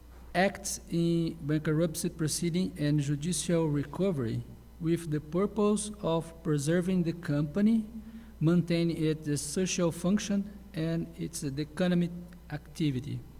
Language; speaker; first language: English; non-native, learner; Portuguese